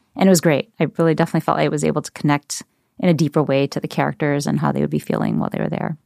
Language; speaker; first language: English; native; English